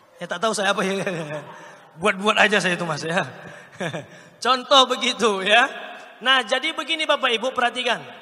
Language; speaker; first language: Indonesian; native; Indonesian